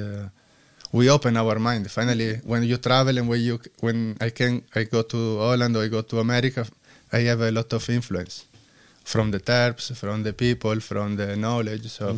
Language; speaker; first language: English; non-native, learner; Italian